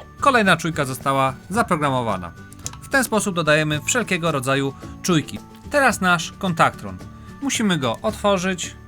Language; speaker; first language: Polish; native; Polish